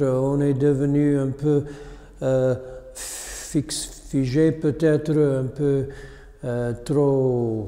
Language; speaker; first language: French; non-native, fluent; English